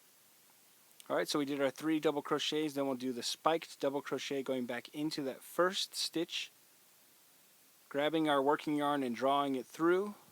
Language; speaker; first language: English; native; English